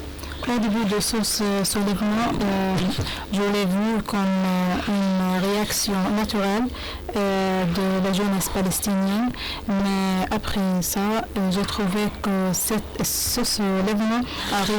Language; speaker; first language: French; non-native, learner; Arabic